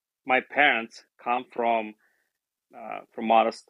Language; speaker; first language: English; non-native, fluent; Romanian